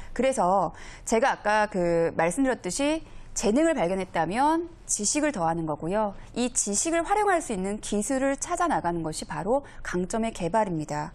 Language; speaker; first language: Korean; native; Korean